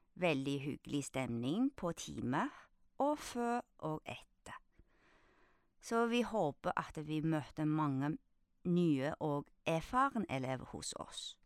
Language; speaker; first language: Norwegian; non-native, fluent; Chinese